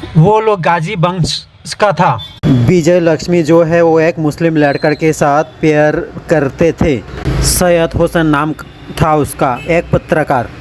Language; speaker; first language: Hindi; non-native, local second language; Bangla